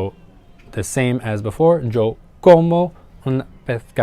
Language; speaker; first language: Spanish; non-native, learner; English